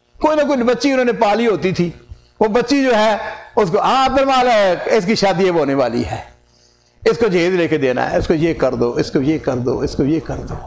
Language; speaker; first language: Urdu; non-native, local second language; Punjabi